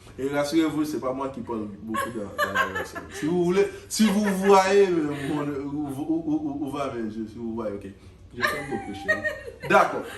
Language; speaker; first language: French; non-native, local second language; Haitian Creole